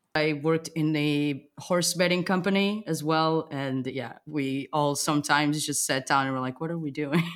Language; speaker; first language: English; non-native, fluent; Portuguese